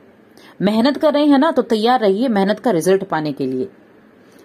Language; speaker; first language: Hindi; native; Hindi